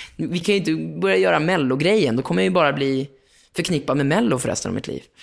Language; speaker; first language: Swedish; native; Swedish